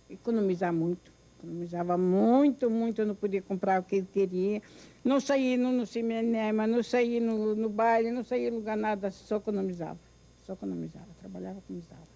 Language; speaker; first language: Portuguese; non-native, fluent; Ukrainian